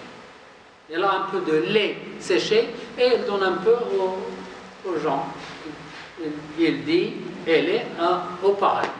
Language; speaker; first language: French; non-native, local second language; Arabic